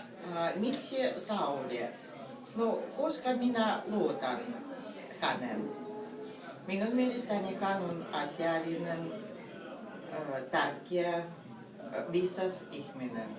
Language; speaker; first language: Finnish; non-native, learner; Russian